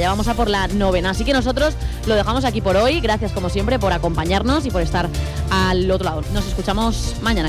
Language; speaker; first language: Spanish; native; Spanish